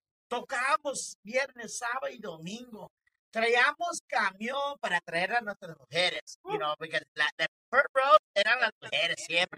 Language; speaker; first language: Spanish; early bilingual, heritage; Spanish